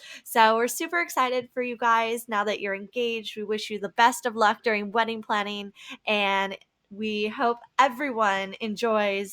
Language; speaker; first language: English; native; English